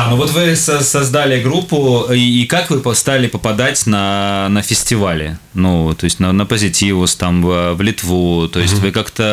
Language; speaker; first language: Russian; native; Russian